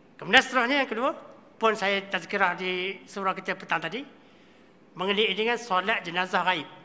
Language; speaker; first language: Malay; native; Malay